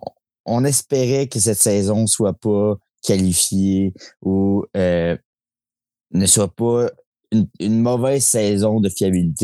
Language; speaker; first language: French; native; French